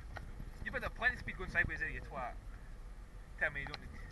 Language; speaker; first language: English; native; English